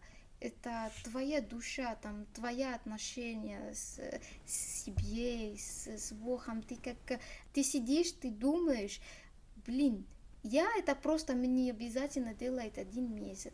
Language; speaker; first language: Russian; non-native, learner; Arabic